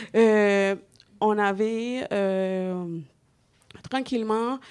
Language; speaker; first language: French; non-native, fluent; Spanish